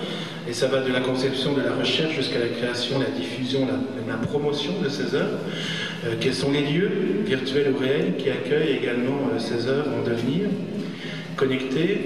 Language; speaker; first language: French; native; French